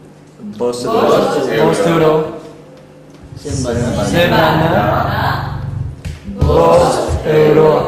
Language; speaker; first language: Basque; non-native, learner; Spanish